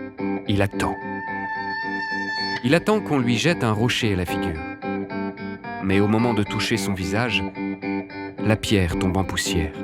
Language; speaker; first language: French; native; French